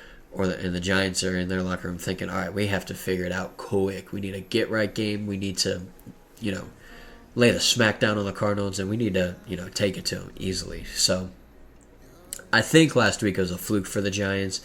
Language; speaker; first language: English; native; English